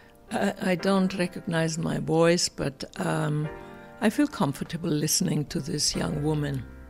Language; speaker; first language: English; non-native, fluent; German